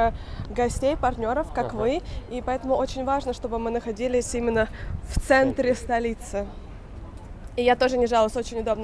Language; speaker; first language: Russian; native; Russian